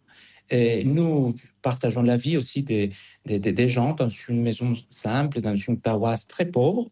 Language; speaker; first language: French; non-native, fluent; Spanish